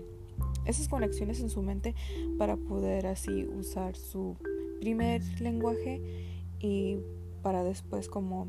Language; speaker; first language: Spanish; early bilingual, heritage; Spanish